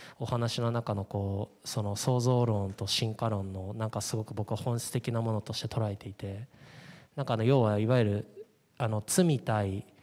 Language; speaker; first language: Japanese; native; Japanese